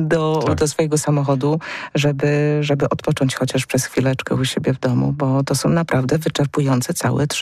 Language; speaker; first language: Polish; native; Polish